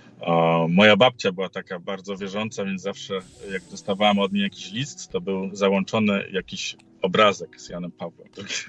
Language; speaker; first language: Polish; native; Polish